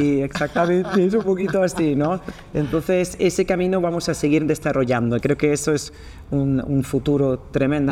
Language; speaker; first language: Spanish; non-native, fluent; Swedish